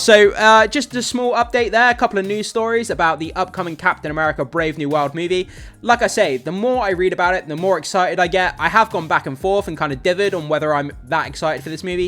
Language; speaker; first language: English; native; English